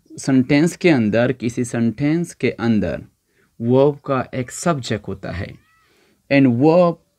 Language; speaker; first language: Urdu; non-native, local second language; Pashto